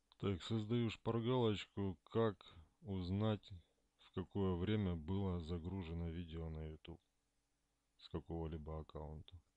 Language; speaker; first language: Russian; native; Russian